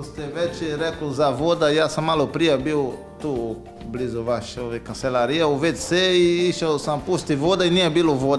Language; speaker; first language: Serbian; non-native, learner; Portuguese